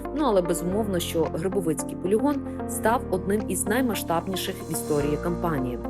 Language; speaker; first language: Ukrainian; native; Ukrainian